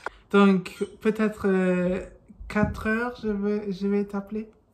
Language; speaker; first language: French; non-native, learner; English